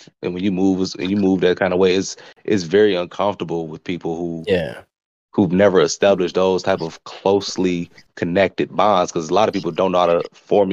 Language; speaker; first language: English; native; English